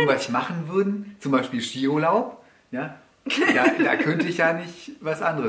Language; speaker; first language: German; native; German